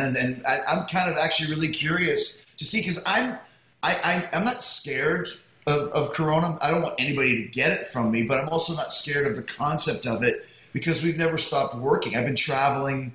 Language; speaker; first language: English; native; English